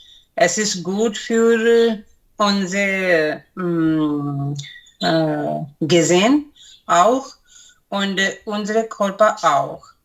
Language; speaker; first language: German; non-native, learner; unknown